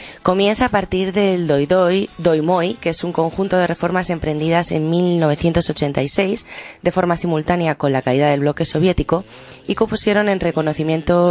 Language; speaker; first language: Spanish; native; Spanish